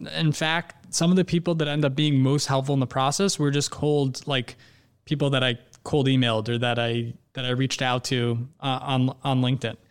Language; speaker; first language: English; native; English